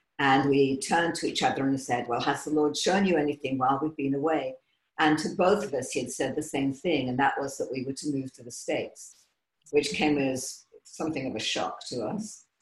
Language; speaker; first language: English; native; English